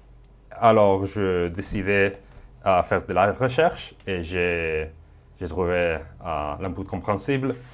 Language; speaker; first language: French; non-native, fluent; Spanish